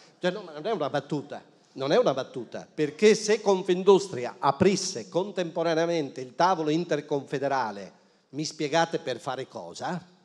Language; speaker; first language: Italian; native; Italian